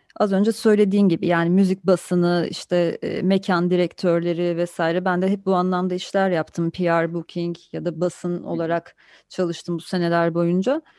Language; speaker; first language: Turkish; native; Turkish